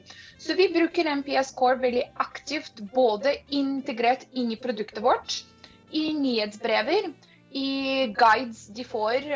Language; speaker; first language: Norwegian; non-native, fluent; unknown